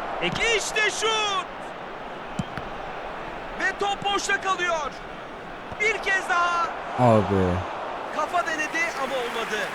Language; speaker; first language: Turkish; native; Turkish